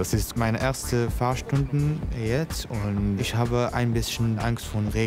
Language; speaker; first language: German; non-native, learner; Arabic